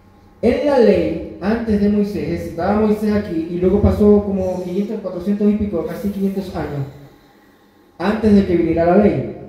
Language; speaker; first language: Spanish; native; Spanish